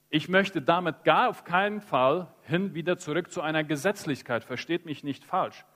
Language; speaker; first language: German; early bilingual, heritage; Spanish